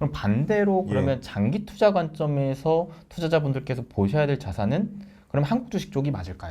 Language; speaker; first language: Korean; native; Korean